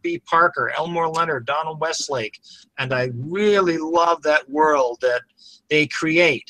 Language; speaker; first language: English; native; English